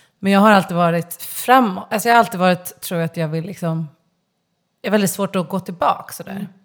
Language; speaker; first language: Swedish; native; Swedish